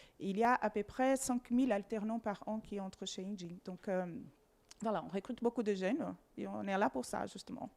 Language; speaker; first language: French; non-native, fluent; Portuguese